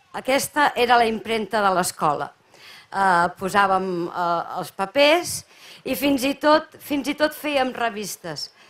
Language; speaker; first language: Catalan; native; Catalan